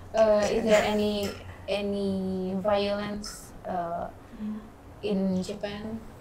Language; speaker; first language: English; non-native, learner; Indonesian